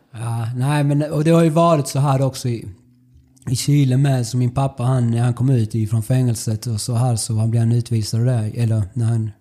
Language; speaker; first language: Swedish; early bilingual, other home language; Spanish